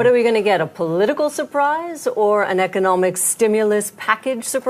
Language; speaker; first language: English; native; English